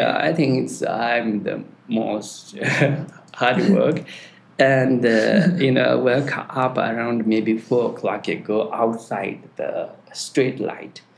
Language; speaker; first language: English; non-native, learner; Tibetan